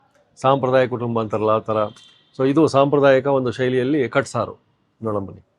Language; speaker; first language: Kannada; native; Kannada